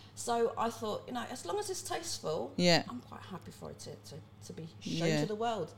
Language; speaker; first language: English; early bilingual, other home language; Cantonese